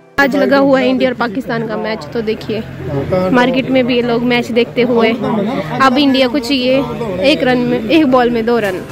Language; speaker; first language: Hindi; native; Hindi